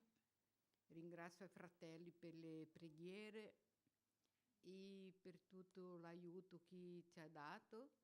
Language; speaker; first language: Italian; non-native, fluent; Portuguese